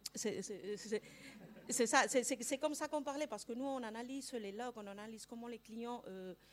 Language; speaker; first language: French; non-native, fluent; Spanish